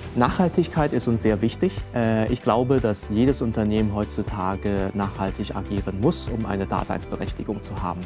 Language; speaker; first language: German; early bilingual, other home language; Cantonese